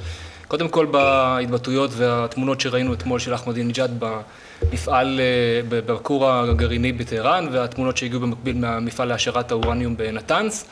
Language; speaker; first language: Hebrew; native; Hebrew